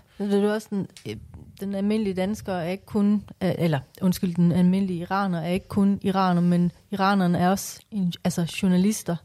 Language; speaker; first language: Danish; early bilingual, other home language; Persian